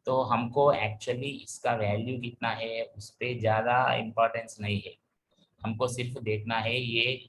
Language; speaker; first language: Hindi; non-native, local second language; Telugu